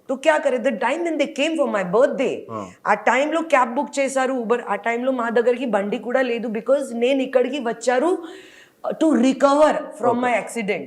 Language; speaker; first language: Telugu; non-native, learner; Hindi